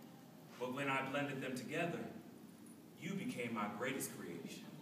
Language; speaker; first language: English; native; English